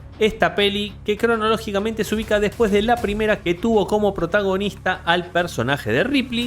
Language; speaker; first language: Spanish; native; Spanish